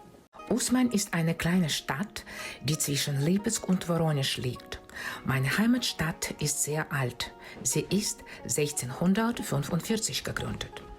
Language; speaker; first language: German; non-native, fluent; Russian